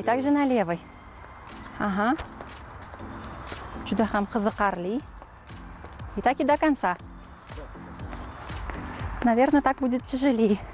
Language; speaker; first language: Russian; non-native, local second language; Uzbek